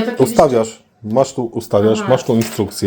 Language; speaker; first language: Polish; native; Polish